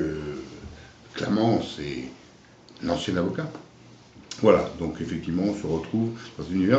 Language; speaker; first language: French; native; French